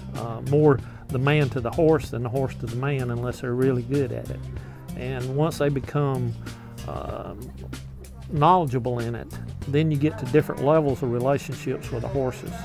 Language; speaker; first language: English; native; English